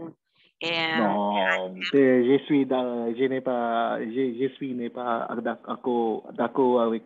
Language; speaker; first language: French; non-native, learner; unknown